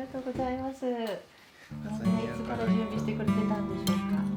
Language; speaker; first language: Japanese; native; Japanese